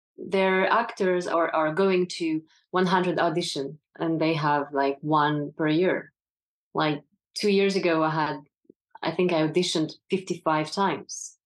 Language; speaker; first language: English; non-native, fluent; French